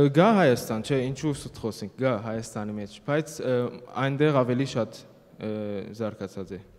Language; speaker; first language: Armenian; early bilingual, heritage; Armenian